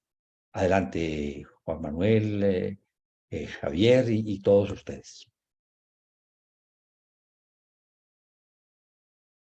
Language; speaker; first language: Spanish; native; Spanish